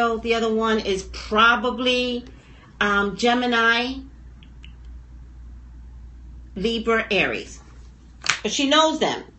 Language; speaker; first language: English; native; English